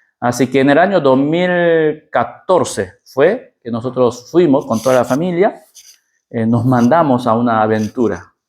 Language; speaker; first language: Spanish; early bilingual, other home language; Korean